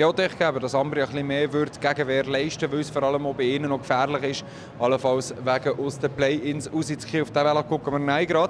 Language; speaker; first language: German; native; German